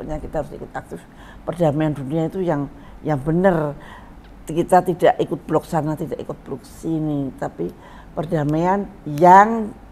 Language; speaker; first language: Indonesian; native; Indonesian